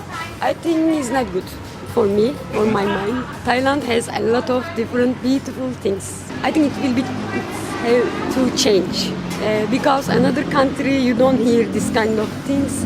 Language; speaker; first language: English; non-native, learner; Turkish